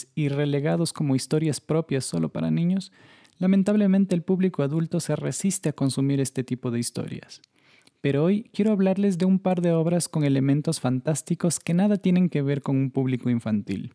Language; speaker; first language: Spanish; native; Spanish